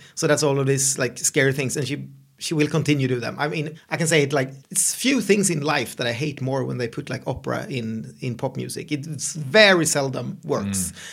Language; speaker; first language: English; non-native, fluent; Swedish